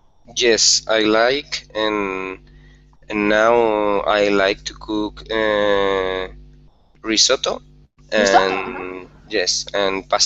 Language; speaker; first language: English; non-native, learner; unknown